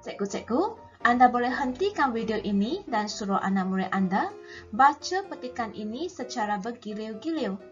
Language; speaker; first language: Malay; non-native, local second language; Chinese